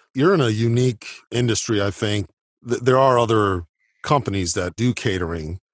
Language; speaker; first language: English; native; English